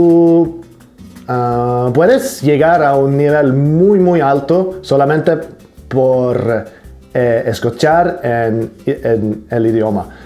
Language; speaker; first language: Spanish; non-native, learner; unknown